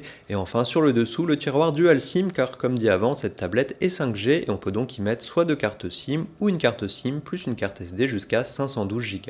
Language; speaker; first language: French; native; French